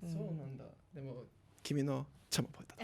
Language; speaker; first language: Japanese; non-native, learner; English